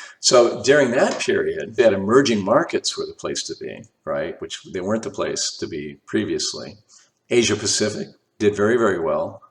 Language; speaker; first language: English; native; English